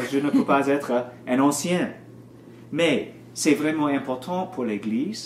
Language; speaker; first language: French; non-native, learner; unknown